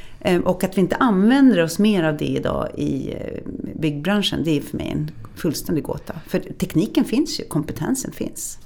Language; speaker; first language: Swedish; native; Swedish